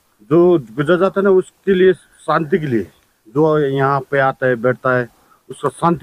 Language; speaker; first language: Hindi; non-native, local second language; Nepali